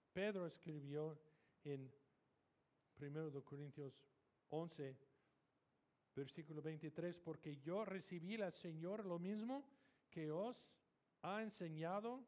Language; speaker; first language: Spanish; non-native, fluent; English